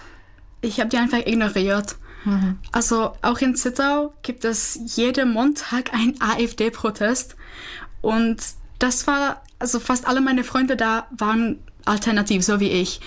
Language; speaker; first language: German; non-native, fluent; Czech